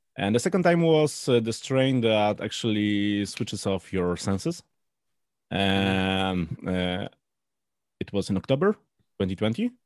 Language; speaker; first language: English; non-native, fluent; Polish